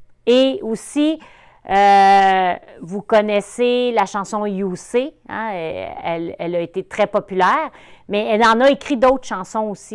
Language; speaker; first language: French; native; French